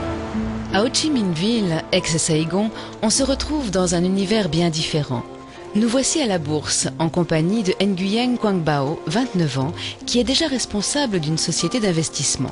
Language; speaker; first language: French; native; French